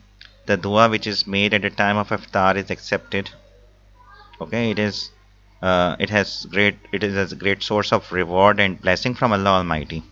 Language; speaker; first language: English; non-native, local second language; Urdu